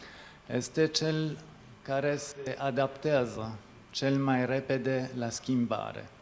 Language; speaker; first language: Romanian; non-native, fluent; French